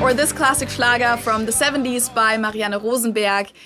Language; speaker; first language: English; non-native, fluent; German